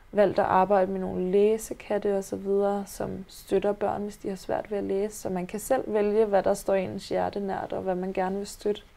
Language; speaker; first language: Danish; native; Danish